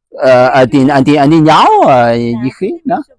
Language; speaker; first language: Welsh; non-native, learner; Cantonese